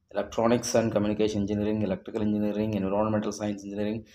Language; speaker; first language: English; non-native, local second language; Telugu